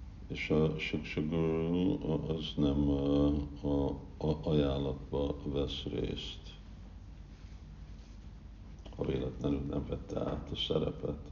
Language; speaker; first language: Hungarian; early bilingual, heritage; Hungarian